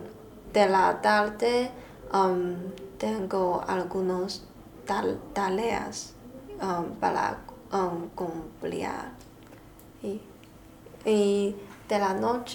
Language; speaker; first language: Spanish; non-native, learner; Chinese